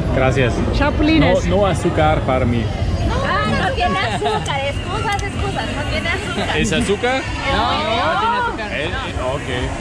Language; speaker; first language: English; non-native, fluent; Portuguese